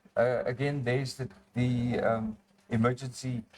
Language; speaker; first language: English; non-native, local second language; Afrikaans